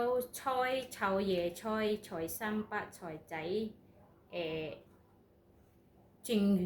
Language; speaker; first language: Cantonese; non-native, learner; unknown